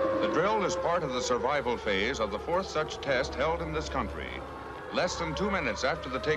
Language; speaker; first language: English; native; English